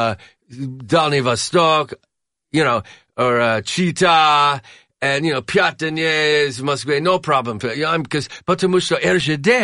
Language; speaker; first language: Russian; non-native, learner; English